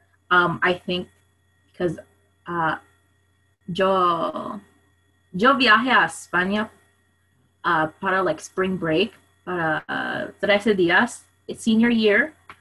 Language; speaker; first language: English; native; English